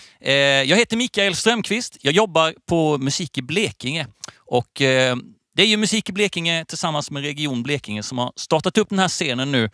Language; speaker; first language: Swedish; native; Swedish